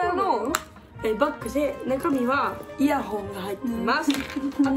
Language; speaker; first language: Japanese; native; Japanese